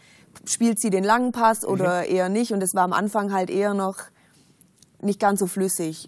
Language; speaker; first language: German; native; German